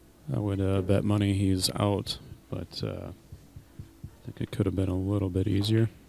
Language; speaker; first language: English; native; English